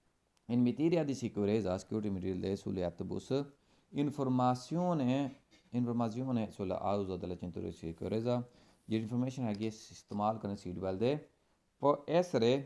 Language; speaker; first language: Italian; non-native, learner; Punjabi